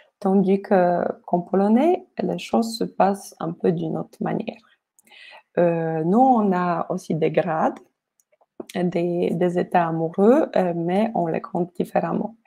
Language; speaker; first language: French; non-native, fluent; Polish